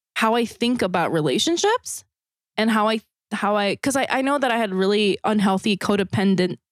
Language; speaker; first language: English; non-native, fluent; Korean